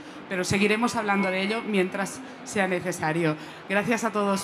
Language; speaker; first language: Spanish; native; Spanish